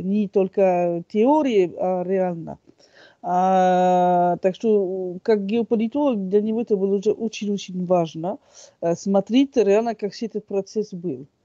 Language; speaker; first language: Russian; non-native, fluent; French